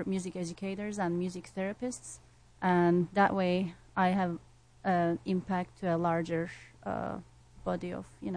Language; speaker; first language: English; non-native, fluent; Turkish